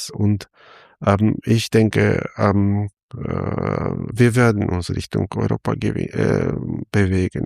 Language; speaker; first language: German; non-native, fluent; Armenian